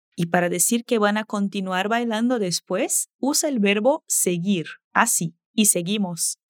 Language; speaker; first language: Spanish; non-native, fluent; Portuguese